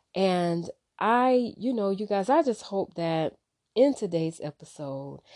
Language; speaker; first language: English; native; English